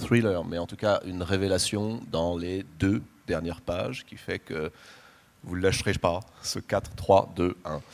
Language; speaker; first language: French; native; French